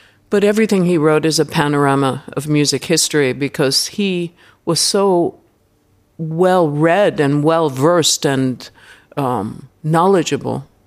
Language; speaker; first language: English; native; English